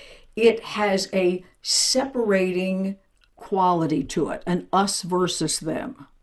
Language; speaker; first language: English; native; English